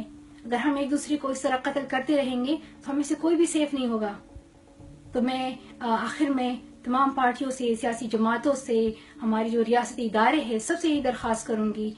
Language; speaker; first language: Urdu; non-native, local second language; Pashto